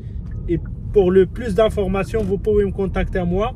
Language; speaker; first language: French; non-native, fluent; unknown